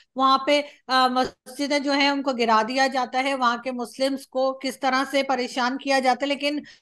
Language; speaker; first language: Urdu; native; Urdu